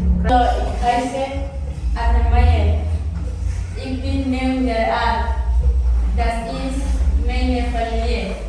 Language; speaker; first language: German; non-native, learner; Indonesian